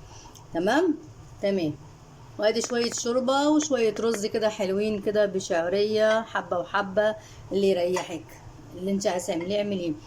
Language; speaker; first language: Arabic; native; Arabic